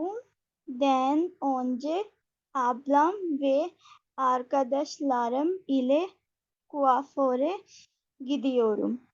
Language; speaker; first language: Turkish; non-native, learner; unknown